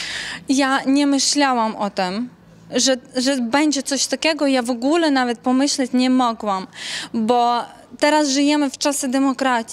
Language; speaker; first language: Polish; non-native, learner; Ukrainian